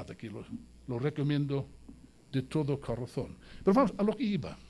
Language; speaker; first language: Spanish; non-native, fluent; English